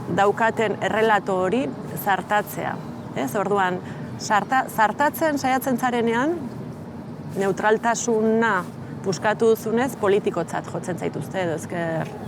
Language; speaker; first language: Basque; non-native, local second language; Spanish